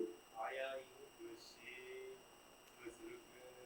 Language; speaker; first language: Persian; non-native, learner; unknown